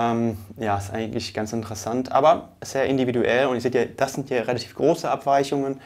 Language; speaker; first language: German; native; German